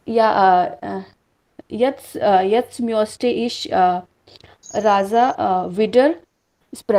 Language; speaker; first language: German; non-native, learner; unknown